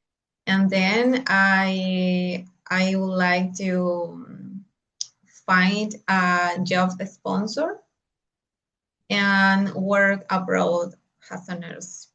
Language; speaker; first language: English; non-native, learner; Spanish